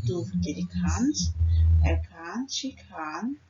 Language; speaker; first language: German; non-native, learner; Indonesian